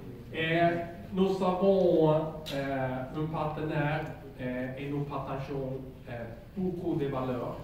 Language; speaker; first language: French; non-native, learner; Swedish